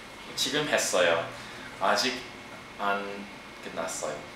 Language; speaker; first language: Korean; non-native, learner; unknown